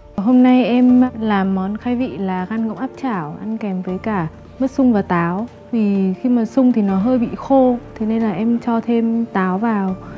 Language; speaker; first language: Vietnamese; native; Vietnamese